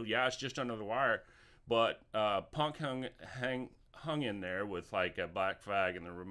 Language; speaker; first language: English; native; English